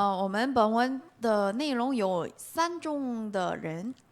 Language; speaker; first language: Chinese; non-native, learner; Korean